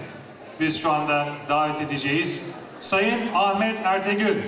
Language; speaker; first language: Turkish; native; Turkish